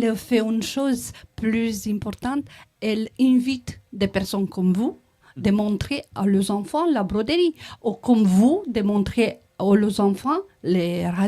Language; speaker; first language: French; non-native, learner; Romanian